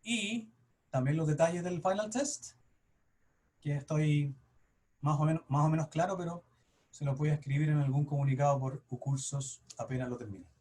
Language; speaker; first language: Spanish; native; Spanish